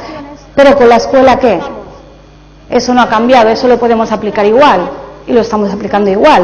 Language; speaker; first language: Spanish; native; Spanish